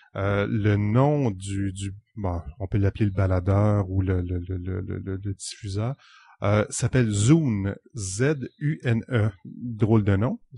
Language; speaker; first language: French; native; French